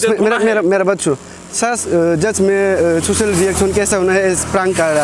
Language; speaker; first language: Hindi; non-native, local second language; Kok Borok